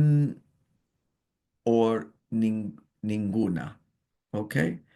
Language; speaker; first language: Spanish; non-native, fluent; English